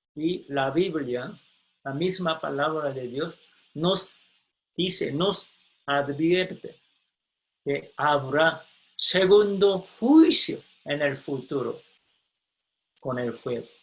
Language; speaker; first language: Spanish; non-native, fluent; Korean